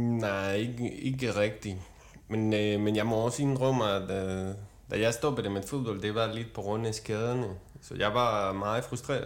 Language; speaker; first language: Danish; non-native, fluent; Spanish